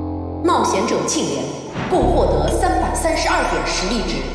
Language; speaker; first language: Chinese; native; Chinese